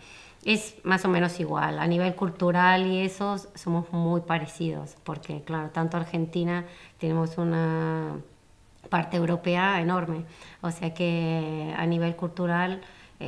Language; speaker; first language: Spanish; native; Spanish